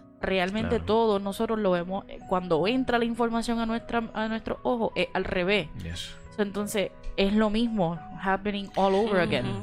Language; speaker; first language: Spanish; native; Spanish